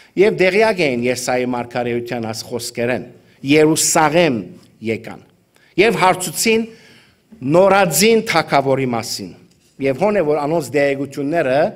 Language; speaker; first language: Armenian; early bilingual, heritage; Armenian